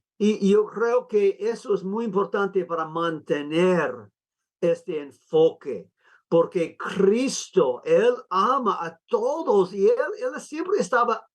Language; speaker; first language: Spanish; non-native, fluent; English